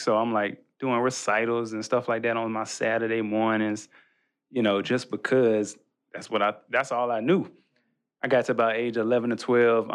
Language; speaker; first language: English; native; English